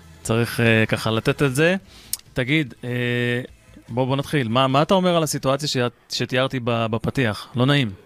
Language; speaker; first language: Hebrew; native; Hebrew